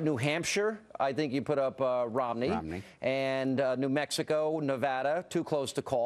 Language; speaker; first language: English; native; English